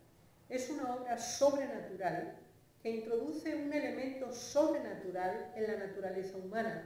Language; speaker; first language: Spanish; native; Spanish